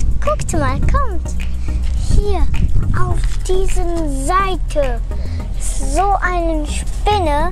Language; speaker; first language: German; early bilingual, other home language; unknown